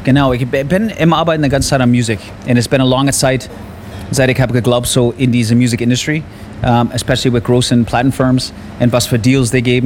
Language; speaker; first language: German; non-native, learner; English